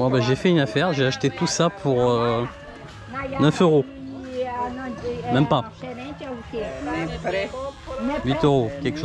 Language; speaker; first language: French; native; French